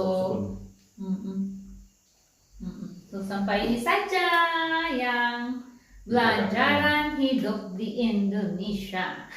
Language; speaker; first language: Indonesian; non-native, learner; Filipino